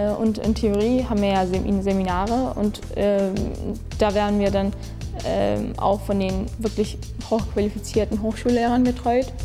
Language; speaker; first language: German; non-native, fluent; Turkish